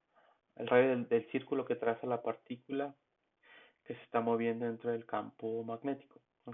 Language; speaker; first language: Spanish; native; Spanish